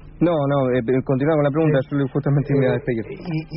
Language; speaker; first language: Spanish; native; Spanish